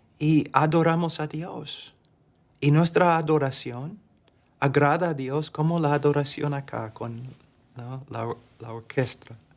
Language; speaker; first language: Spanish; non-native, fluent; English